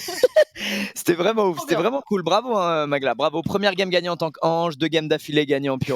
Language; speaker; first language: French; native; French